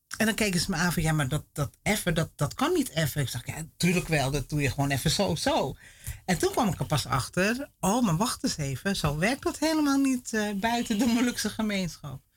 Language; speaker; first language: Dutch; native; Dutch